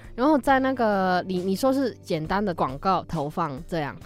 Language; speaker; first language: Chinese; non-native, local second language; Cantonese